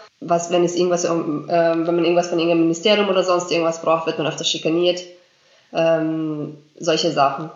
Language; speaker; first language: German; early bilingual, other home language; Bosnian